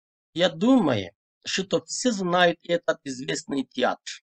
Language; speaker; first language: Russian; non-native, fluent; Turkish